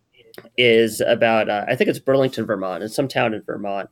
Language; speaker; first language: English; native; English